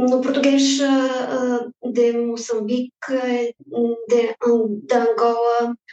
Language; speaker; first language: Portuguese; non-native, fluent; Bulgarian